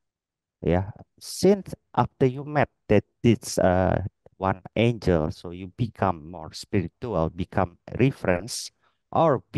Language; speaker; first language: English; non-native, learner; Indonesian